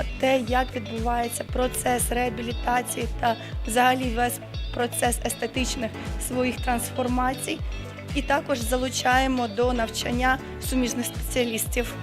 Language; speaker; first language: Ukrainian; native; Ukrainian